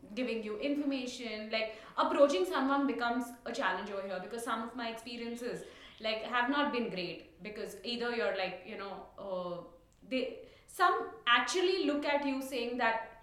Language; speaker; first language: English; non-native, local second language; Tulu